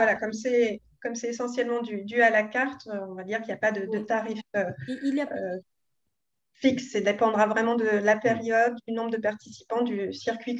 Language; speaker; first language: French; native; French